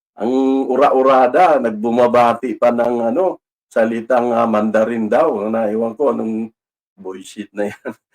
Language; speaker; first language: Filipino; non-native, local second language; Cebuano